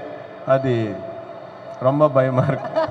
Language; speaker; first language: Tamil; non-native, learner; Telugu